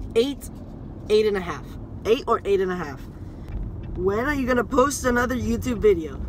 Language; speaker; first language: English; early bilingual, other home language; Spanish